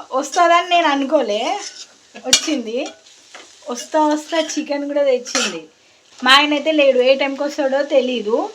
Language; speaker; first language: Telugu; non-native, local second language; Lambadi